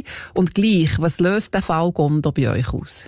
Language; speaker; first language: German; native; German